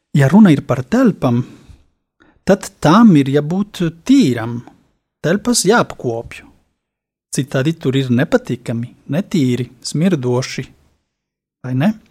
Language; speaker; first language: Latvian; non-native, fluent; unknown